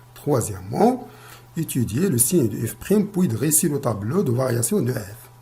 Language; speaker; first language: French; non-native, local second language; Arabic